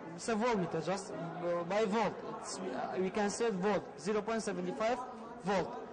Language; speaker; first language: English; non-native, learner; Arabic